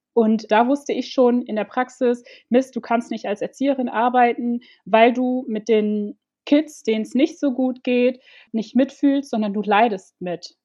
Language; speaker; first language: German; early bilingual, other home language; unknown